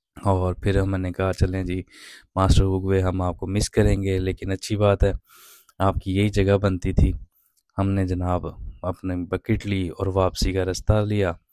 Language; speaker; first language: Urdu; non-native, local second language; Punjabi